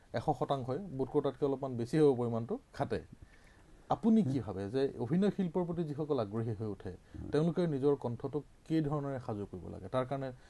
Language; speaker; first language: Assamese; native; Assamese